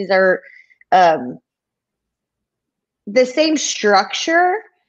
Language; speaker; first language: English; native; English